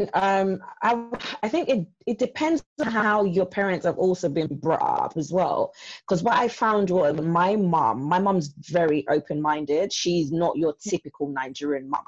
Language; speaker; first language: English; non-native, local second language; Yoruba